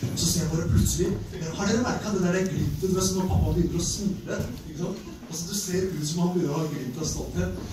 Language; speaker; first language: Norwegian; early bilingual, other home language; Albanian